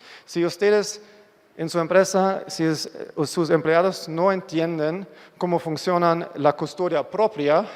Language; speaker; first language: Spanish; non-native, fluent; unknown